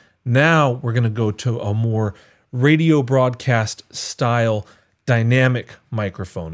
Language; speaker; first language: English; native; English